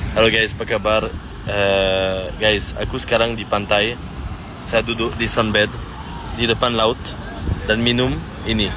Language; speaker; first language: Indonesian; non-native, learner; French